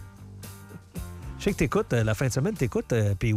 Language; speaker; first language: French; native; French